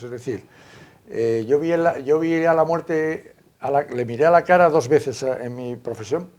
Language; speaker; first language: Spanish; native; Spanish